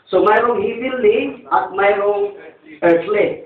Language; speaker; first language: English; non-native, local second language; Filipino